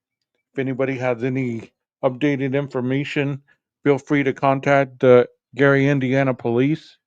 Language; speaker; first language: English; native; English